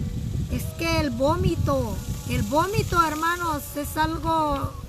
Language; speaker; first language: Spanish; native; Spanish